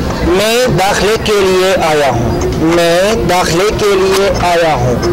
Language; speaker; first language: Hindi; non-native, learner; Arabic